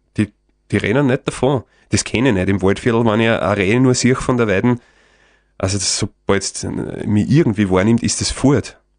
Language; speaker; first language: German; native; German